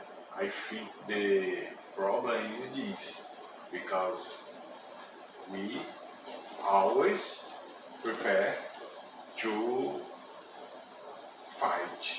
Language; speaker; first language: English; non-native, learner; Portuguese